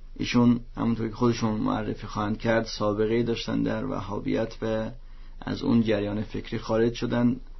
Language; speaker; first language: Persian; native; Persian